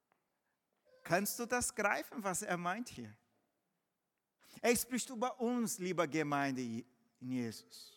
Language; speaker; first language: German; non-native, fluent; Portuguese